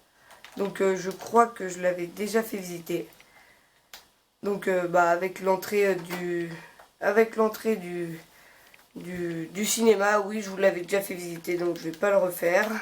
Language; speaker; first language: French; native; French